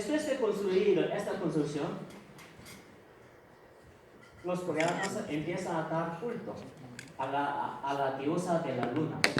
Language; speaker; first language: Spanish; non-native, fluent; Korean